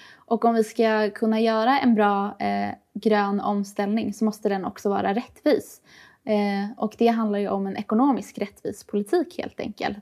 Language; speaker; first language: Swedish; early bilingual, other home language; Persian